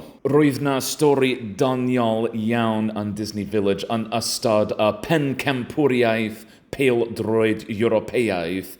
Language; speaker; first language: Welsh; non-native, learner; English